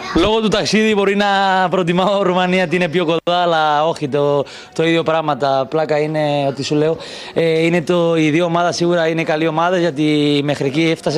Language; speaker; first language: Greek; non-native, learner; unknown